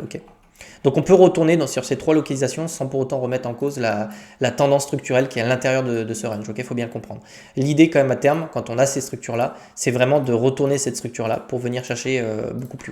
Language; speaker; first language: French; native; French